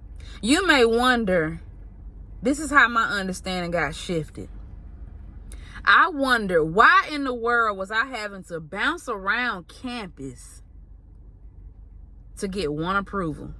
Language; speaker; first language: English; native; English